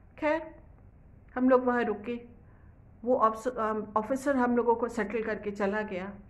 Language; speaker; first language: Hindi; native; Hindi